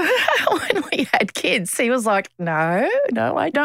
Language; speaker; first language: English; native; English